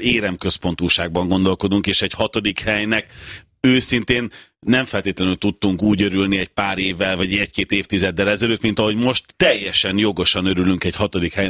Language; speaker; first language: Hungarian; native; Hungarian